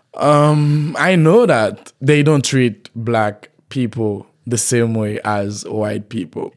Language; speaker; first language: English; non-native, fluent; Haitian Creole